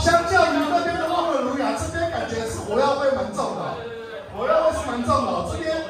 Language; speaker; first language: Chinese; native; Chinese